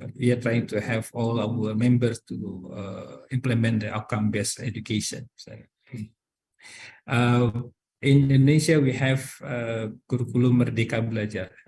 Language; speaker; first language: English; non-native, learner; Indonesian